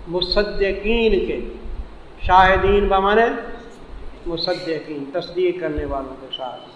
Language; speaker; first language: Urdu; non-native, local second language; Saraiki